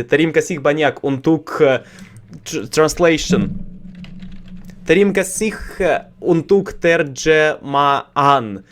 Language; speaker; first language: Indonesian; non-native, learner; English